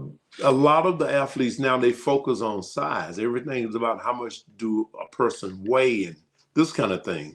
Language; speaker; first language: English; native; English